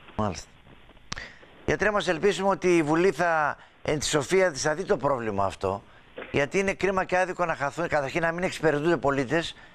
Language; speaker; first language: Greek; native; Greek